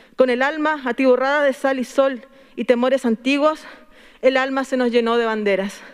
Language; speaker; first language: Spanish; native; Spanish